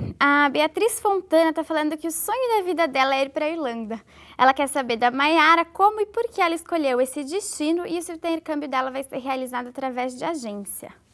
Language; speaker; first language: Portuguese; native; Portuguese